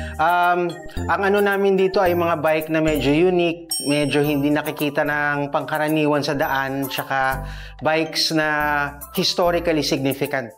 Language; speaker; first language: Filipino; native; Filipino